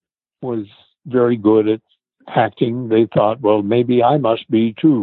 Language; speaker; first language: English; native; English